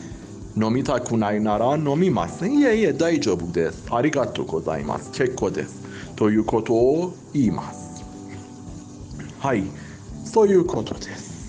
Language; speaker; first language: Japanese; non-native, learner; Persian